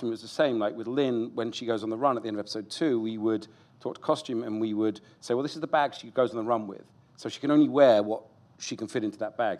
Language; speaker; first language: English; native; English